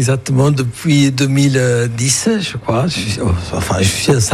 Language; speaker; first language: French; non-native, fluent; Italian